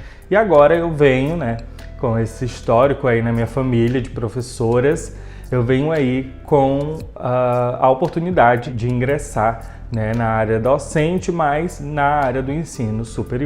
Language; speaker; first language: Portuguese; native; Portuguese